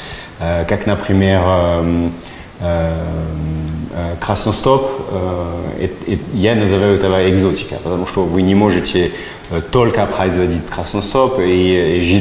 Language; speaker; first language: Russian; non-native, fluent; French